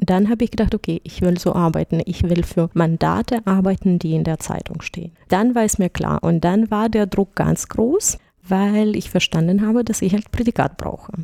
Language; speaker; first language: German; non-native, fluent; Russian